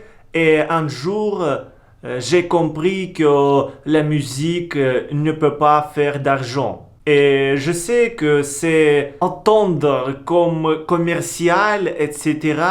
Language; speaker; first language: French; non-native, learner; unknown